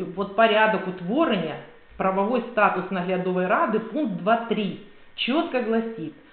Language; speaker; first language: Ukrainian; non-native, local second language; Russian